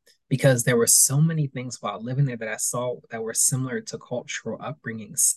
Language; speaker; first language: English; native; English